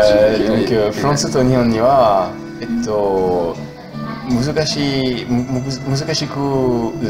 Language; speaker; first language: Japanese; non-native, learner; French